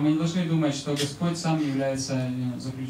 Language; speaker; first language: Russian; native; Russian